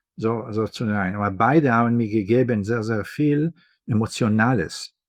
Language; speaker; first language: German; non-native, fluent; Hebrew